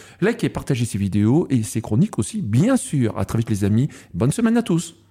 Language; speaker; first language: French; native; French